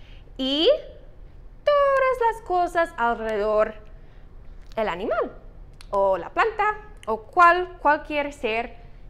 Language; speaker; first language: Spanish; non-native, fluent; English